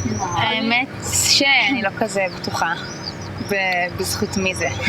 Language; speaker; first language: Hebrew; native; Hebrew